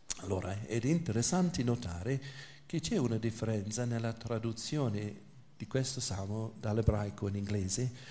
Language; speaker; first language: Italian; non-native, fluent; English